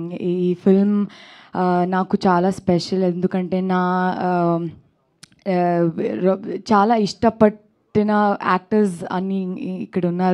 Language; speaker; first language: Telugu; non-native, learner; Kannada